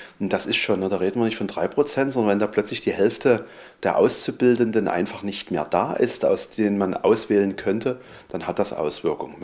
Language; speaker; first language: German; native; German